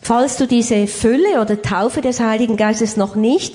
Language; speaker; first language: German; native; German